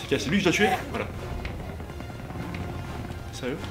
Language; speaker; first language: French; native; French